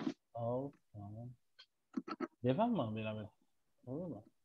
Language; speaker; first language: Turkish; non-native, learner; French